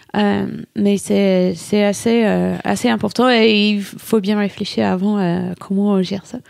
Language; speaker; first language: French; non-native, fluent; English